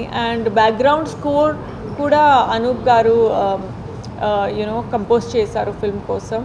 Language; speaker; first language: Telugu; non-native, local second language; Tamil